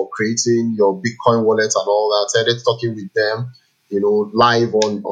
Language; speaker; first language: English; non-native, local second language; Igbo